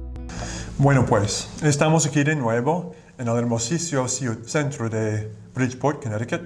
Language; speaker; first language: Spanish; non-native, learner; English